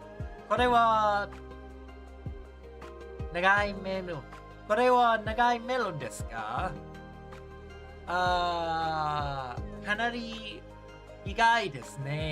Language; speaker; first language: Japanese; non-native, learner; English